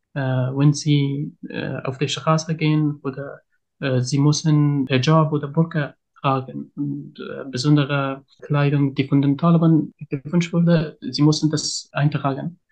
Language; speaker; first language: German; non-native, learner; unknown